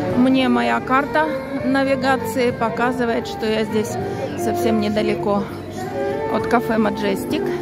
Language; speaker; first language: Russian; native; Russian